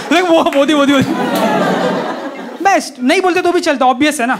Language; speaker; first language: Hindi; non-native, local second language; Gujarati